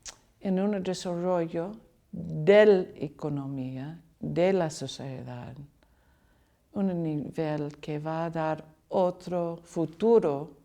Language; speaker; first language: Spanish; non-native, learner; English